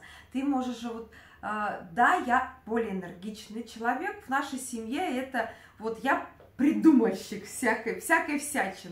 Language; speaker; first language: Russian; native; Russian